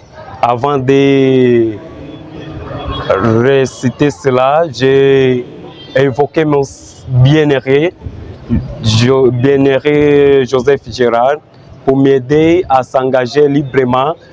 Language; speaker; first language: French; non-native, learner; Portuguese